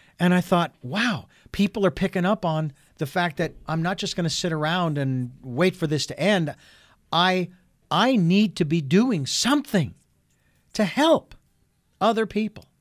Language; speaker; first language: English; native; English